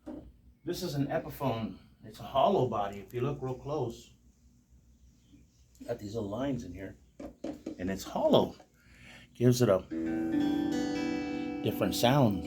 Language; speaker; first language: English; native; English